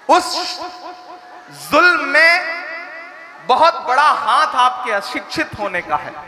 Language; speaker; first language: Hindi; non-native, local second language; Awadhi